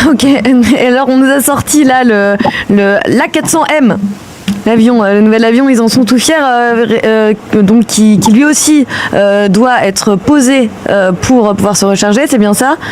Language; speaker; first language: French; native; French